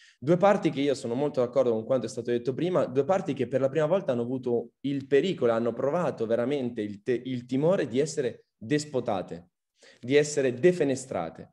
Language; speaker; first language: Italian; early bilingual, other home language; Arabic